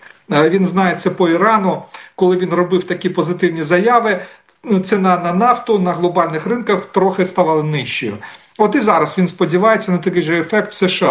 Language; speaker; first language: Ukrainian; native; Ukrainian